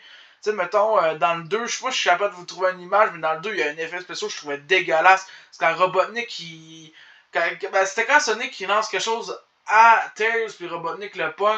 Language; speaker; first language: French; native; French